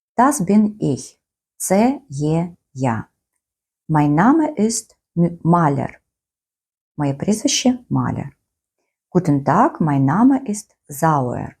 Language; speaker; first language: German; non-native, fluent; Ukrainian